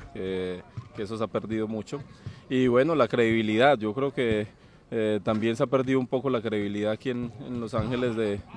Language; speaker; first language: Spanish; native; Spanish